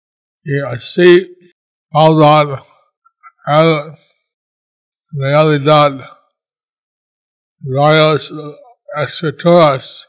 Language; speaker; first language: Spanish; non-native, learner; English